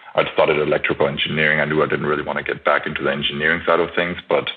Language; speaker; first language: English; non-native, fluent; German